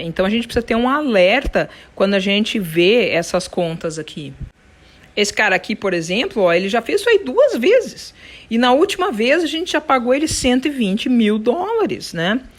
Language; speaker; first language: Portuguese; native; Portuguese